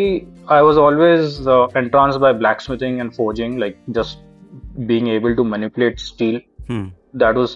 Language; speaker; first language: English; non-native, local second language; Urdu